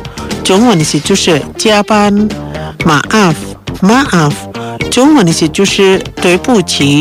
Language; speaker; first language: Chinese; non-native, local second language; Indonesian